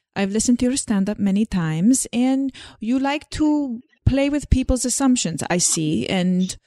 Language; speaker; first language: English; non-native, fluent; Slovenian